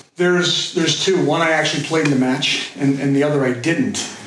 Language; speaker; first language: English; native; English